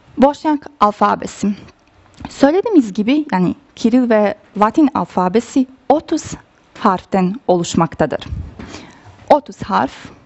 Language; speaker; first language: Turkish; non-native, fluent; Bosnian